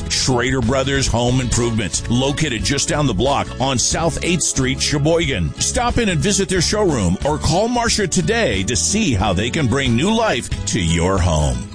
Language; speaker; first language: English; native; English